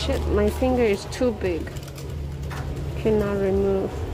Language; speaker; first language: English; non-native, learner; Chinese